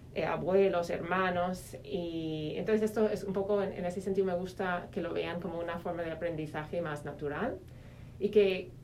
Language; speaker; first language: Spanish; non-native, fluent; English